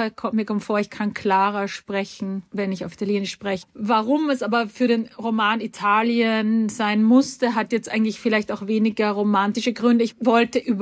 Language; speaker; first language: German; native; German